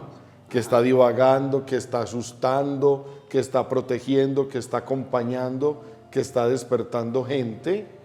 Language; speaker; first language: Spanish; native; Spanish